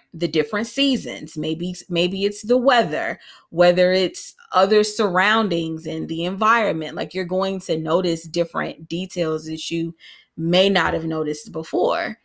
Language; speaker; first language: English; native; English